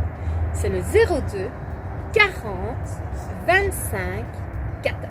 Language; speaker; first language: French; native; French